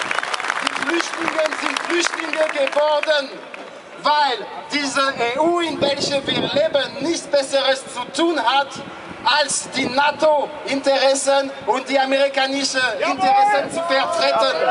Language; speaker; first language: German; non-native, fluent; French